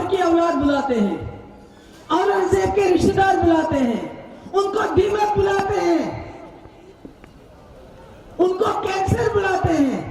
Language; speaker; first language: Urdu; non-native, local second language; Kashmiri